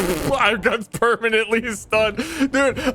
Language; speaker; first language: English; native; English